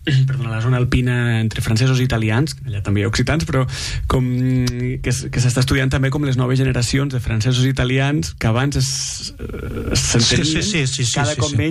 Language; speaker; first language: Catalan; native; Catalan